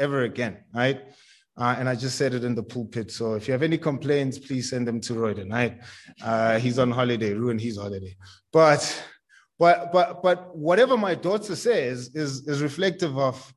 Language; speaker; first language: English; non-native, local second language; Zulu